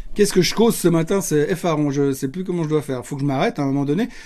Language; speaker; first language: French; native; French